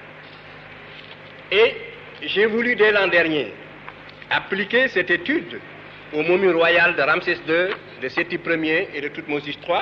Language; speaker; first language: French; non-native, local second language; Wolof